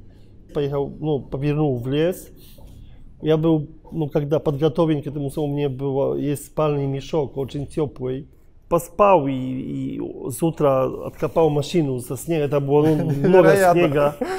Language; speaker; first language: Russian; non-native, learner; Polish